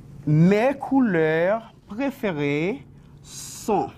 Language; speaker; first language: French; non-native, fluent; Spanish